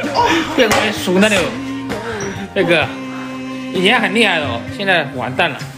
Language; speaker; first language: Chinese; native; Chinese